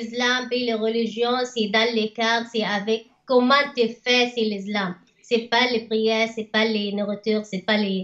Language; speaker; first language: French; non-native, learner; Arabic